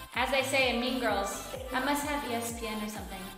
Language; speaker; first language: English; native; English